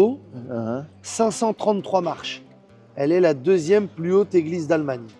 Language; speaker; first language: French; native; French